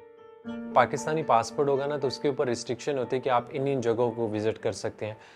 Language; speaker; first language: Urdu; native; Urdu